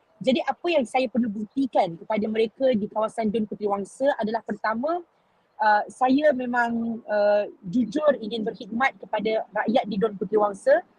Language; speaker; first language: Malay; native; Malay